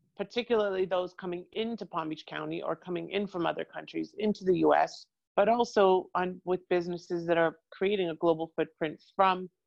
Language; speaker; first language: English; native; English